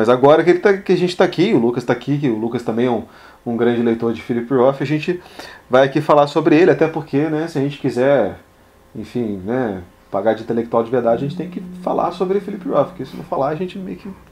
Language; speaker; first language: Portuguese; native; Portuguese